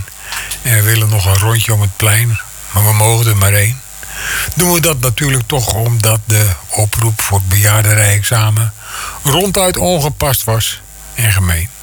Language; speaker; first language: Dutch; native; Dutch